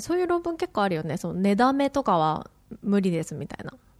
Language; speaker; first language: Japanese; native; Japanese